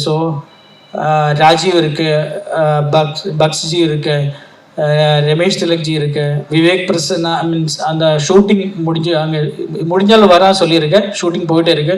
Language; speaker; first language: Tamil; non-native, learner; Malayalam